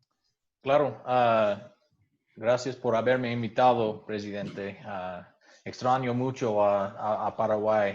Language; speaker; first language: Spanish; non-native, fluent; English